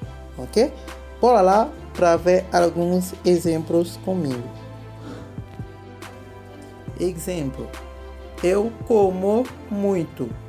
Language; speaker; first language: Portuguese; non-native, fluent; Haitian Creole